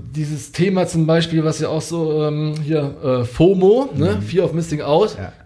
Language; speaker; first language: German; early bilingual, other home language; Hungarian